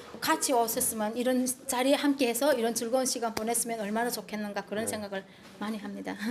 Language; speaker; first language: Korean; native; Korean